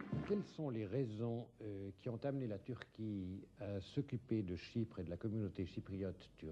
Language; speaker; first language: French; native; French